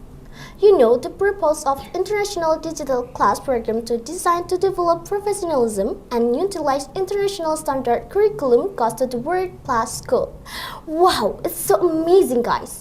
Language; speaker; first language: English; non-native, learner; Indonesian